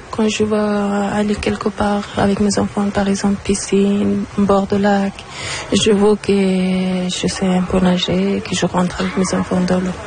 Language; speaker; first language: French; non-native, learner; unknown